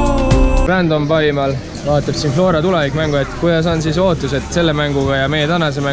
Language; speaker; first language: Estonian; native; Estonian